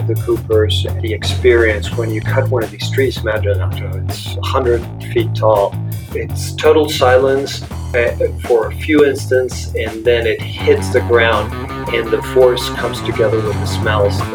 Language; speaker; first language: English; non-native, fluent; Spanish